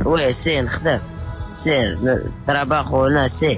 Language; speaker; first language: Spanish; non-native, learner; Arabic